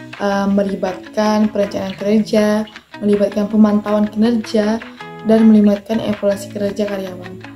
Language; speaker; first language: Indonesian; native; Indonesian